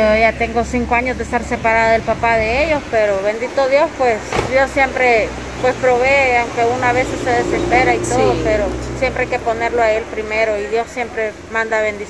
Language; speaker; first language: Spanish; native; Spanish